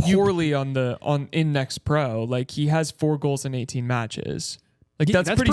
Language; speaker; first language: English; native; English